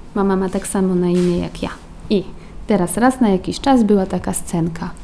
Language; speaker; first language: Polish; native; Polish